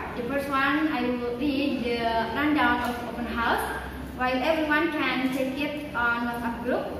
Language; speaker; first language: English; non-native, learner; Indonesian